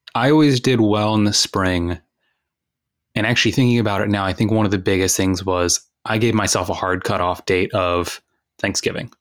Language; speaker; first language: English; native; English